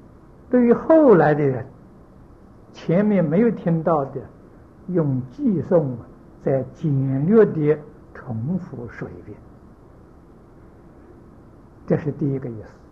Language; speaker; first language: Chinese; native; Chinese